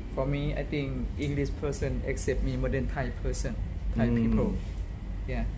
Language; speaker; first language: English; non-native, learner; Thai